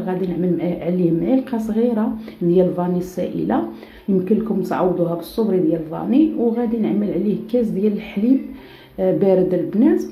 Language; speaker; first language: Arabic; native; Arabic